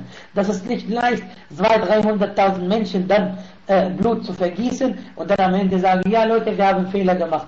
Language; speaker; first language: German; non-native, fluent; Arabic